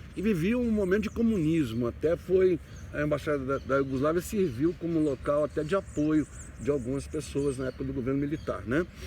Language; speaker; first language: Portuguese; native; Portuguese